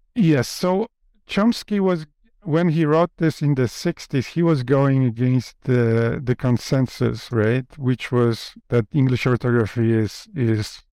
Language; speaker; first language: English; non-native, fluent; Polish